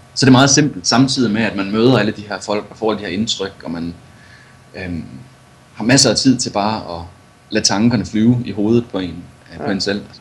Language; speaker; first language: Danish; native; Danish